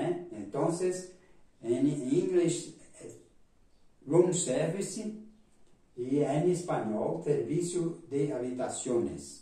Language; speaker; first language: Spanish; non-native, fluent; Portuguese